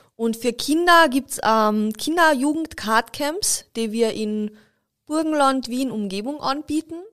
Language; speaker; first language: German; native; German